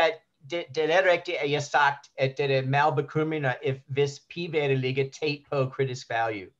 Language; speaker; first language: Danish; non-native, learner; English